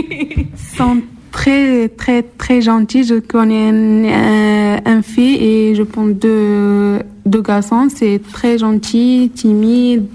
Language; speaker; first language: French; non-native, learner; Arabic